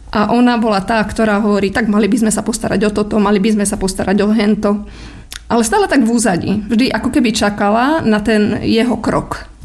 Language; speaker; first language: Slovak; native; Slovak